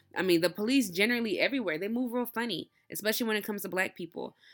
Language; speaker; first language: English; early bilingual, other home language; Yoruba